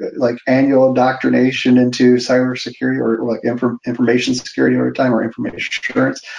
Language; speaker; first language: English; native; English